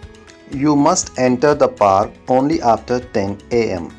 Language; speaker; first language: English; non-native, local second language; Urdu